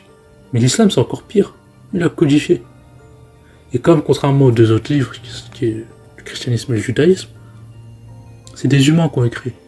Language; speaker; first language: French; native; French